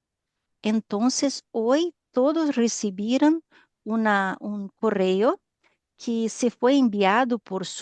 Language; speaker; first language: Spanish; non-native, learner; Portuguese